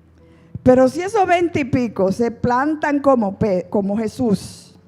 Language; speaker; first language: Spanish; native; Spanish